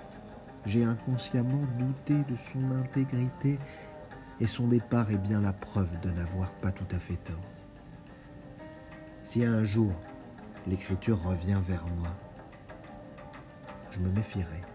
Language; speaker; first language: French; native; French